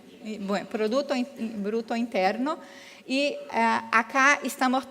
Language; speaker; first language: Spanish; non-native, learner; Portuguese